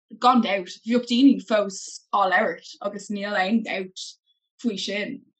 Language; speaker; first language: Irish; non-native, local second language; English